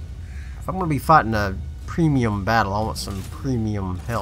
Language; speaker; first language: English; native; English